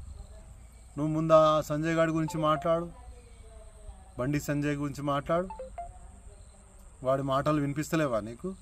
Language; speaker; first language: Telugu; native; Telugu